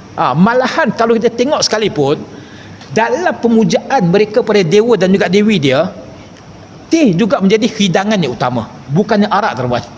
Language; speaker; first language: Malay; non-native, local second language; Chinese